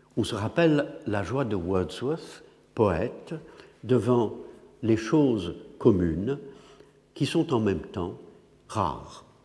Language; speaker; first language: French; non-native, fluent; English